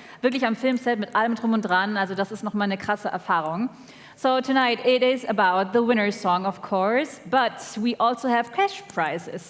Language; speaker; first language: German; native; German